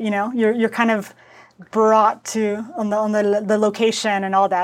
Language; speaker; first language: English; early bilingual, other home language; Spanish